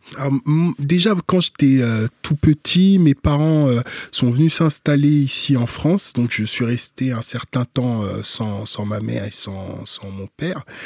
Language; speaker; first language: French; early bilingual, other home language; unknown